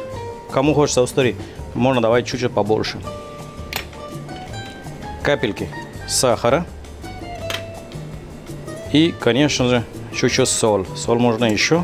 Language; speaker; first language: Russian; non-native, learner; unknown